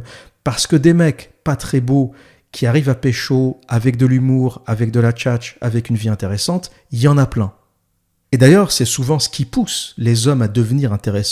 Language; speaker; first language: French; native; French